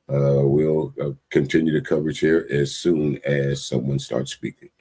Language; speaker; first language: English; native; English